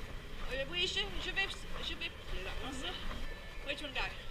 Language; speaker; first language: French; non-native, learner; English